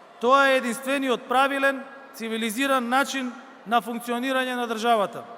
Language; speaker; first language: Macedonian; native; Macedonian